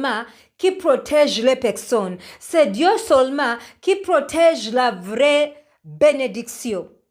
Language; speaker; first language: French; non-native, learner; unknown